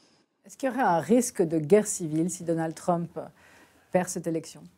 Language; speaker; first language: French; native; French